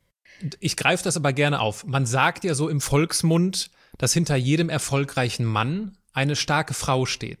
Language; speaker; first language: German; native; German